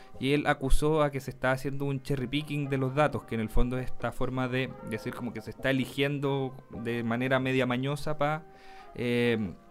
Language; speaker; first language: Spanish; native; Spanish